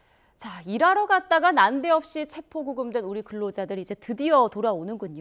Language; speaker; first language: Korean; native; Korean